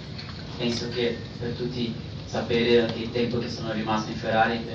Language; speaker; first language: Italian; non-native, fluent; Portuguese